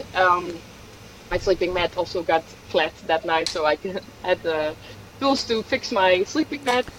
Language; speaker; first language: English; non-native, fluent; Dutch